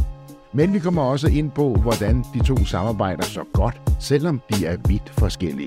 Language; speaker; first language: Danish; native; Danish